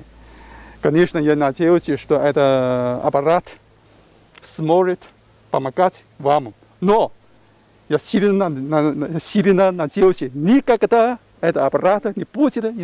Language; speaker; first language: Russian; non-native, fluent; Chinese